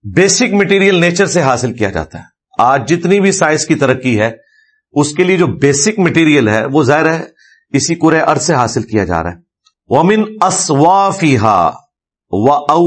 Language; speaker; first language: Urdu; non-native, local second language; Punjabi